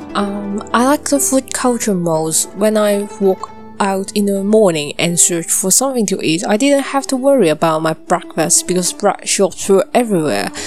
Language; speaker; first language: English; non-native, local second language; Cantonese